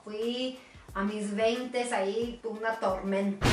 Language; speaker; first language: Spanish; non-native, fluent; Swedish